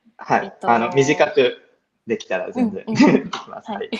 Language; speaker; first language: Japanese; non-native, fluent; English